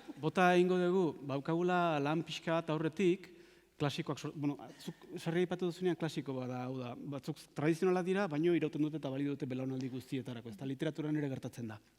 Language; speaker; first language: Basque; native; Basque